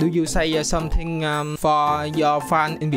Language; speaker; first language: English; non-native, learner; Vietnamese